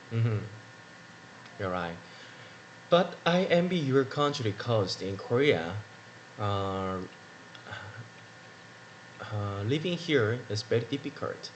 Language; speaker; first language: English; non-native, learner; Korean